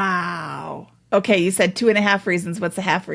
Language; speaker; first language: English; native; English